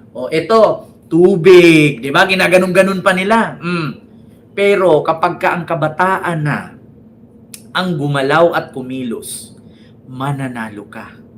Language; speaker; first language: Filipino; native; Filipino